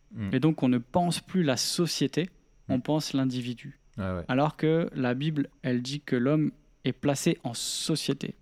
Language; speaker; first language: French; native; French